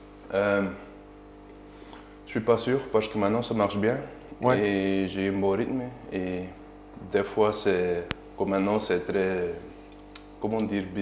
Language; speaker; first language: French; non-native, learner; Dutch